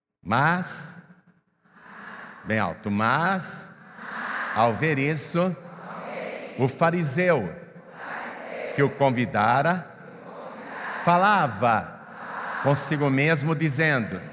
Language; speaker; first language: Portuguese; native; Portuguese